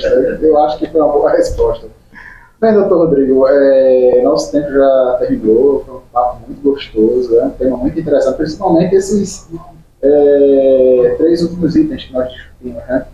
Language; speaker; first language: Portuguese; native; Portuguese